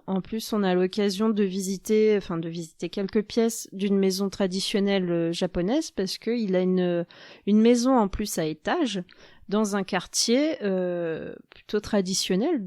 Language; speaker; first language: French; native; French